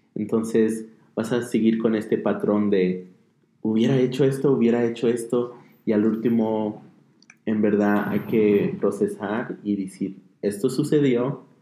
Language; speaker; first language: Spanish; early bilingual, heritage; Spanish